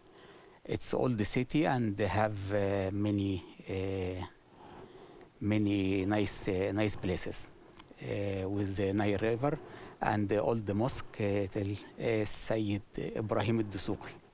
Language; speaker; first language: English; non-native, learner; Arabic